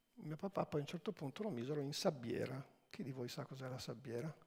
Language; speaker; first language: Italian; native; Italian